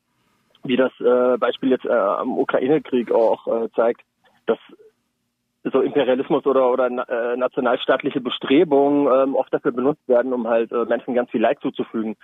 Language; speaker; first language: German; native; German